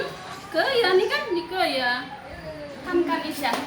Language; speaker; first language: Chinese; non-native, learner; Indonesian